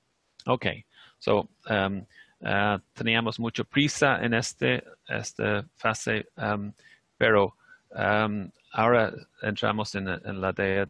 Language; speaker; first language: Spanish; non-native, fluent; English